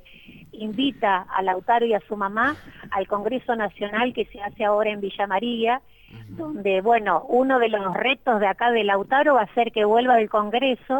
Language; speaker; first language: Spanish; native; Spanish